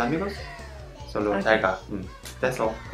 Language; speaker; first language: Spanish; non-native, learner; Korean